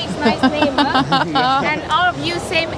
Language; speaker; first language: English; non-native, learner; Vietnamese